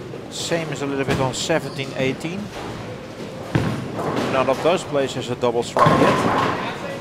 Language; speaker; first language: English; non-native, fluent; Dutch